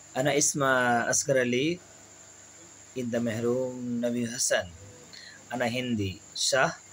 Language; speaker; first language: Arabic; non-native, learner; Hindi